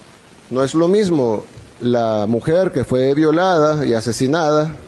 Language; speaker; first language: Spanish; native; Spanish